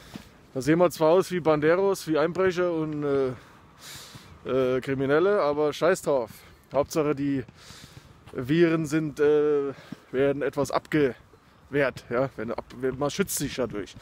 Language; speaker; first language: German; native; German